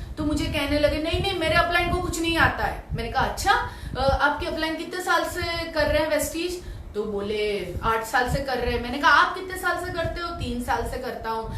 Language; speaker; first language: Hindi; non-native, local second language; Gujarati